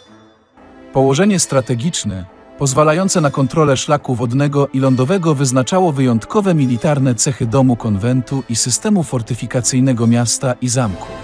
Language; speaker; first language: Polish; native; Polish